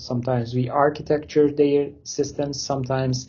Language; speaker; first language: English; non-native, fluent; Turkish